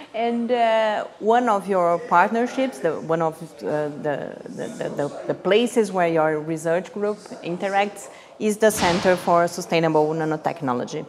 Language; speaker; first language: English; non-native, fluent; Portuguese